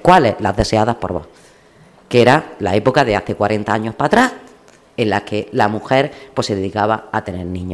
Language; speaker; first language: Spanish; native; Spanish